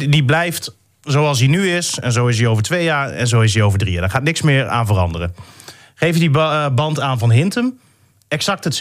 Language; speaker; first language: Dutch; native; Dutch